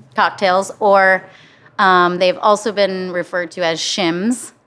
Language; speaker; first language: English; native; English